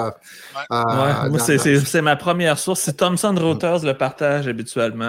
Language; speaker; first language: French; native; French